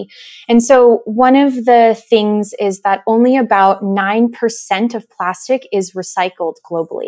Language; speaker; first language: English; native; English